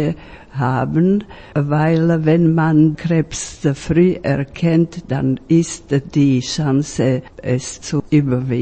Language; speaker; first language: German; non-native, fluent; Slovak